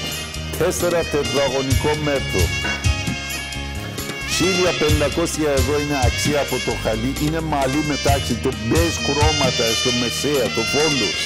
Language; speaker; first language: Greek; non-native, learner; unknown